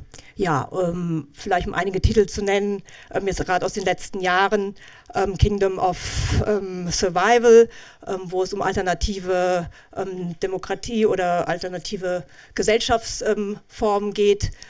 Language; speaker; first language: German; native; German